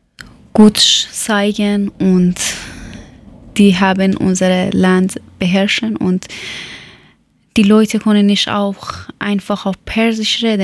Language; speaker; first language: German; non-native, learner; Persian